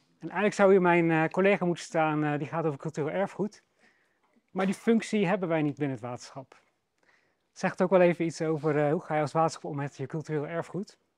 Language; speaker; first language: Dutch; native; Dutch